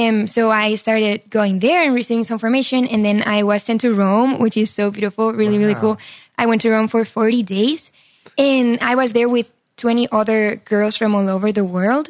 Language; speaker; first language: English; non-native, fluent; Spanish